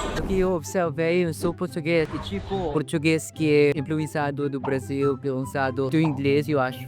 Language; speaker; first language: Portuguese; non-native, fluent; Filipino